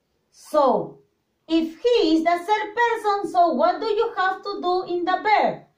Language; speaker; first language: English; non-native, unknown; Spanish